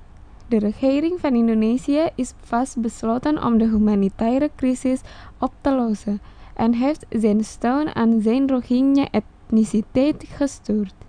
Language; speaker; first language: Dutch; non-native, fluent; Indonesian